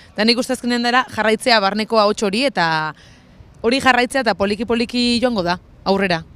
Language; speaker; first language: Basque; native; Basque